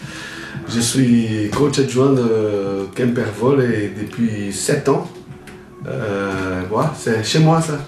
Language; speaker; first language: French; non-native, fluent; Portuguese